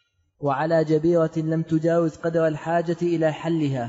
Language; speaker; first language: Arabic; native; Arabic